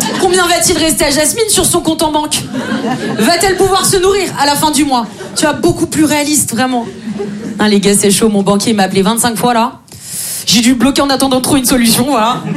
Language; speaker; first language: French; native; French